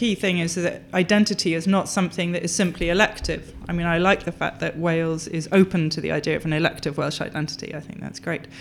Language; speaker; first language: English; native; English